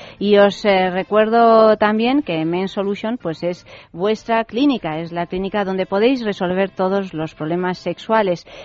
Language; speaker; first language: Spanish; native; Spanish